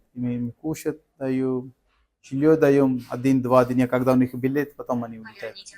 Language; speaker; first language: Russian; non-native, learner; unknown